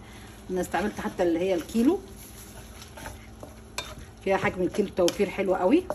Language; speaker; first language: Arabic; native; Arabic